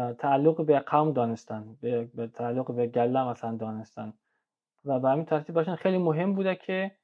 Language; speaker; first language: Persian; native; Persian